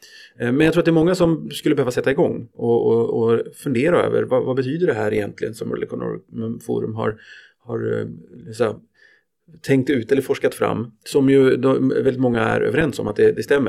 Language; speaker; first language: Swedish; native; Swedish